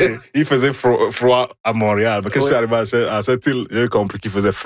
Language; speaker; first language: French; non-native, fluent; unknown